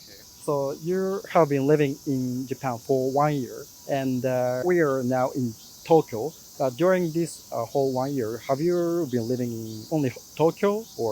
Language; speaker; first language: English; non-native, fluent; Japanese